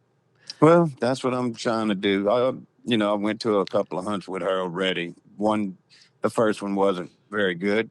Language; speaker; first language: English; native; English